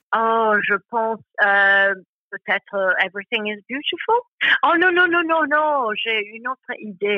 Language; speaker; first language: French; non-native, learner; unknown